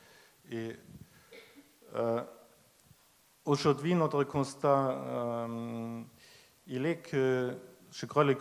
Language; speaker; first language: French; non-native, fluent; German